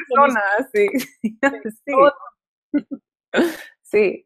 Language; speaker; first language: Spanish; non-native, learner; English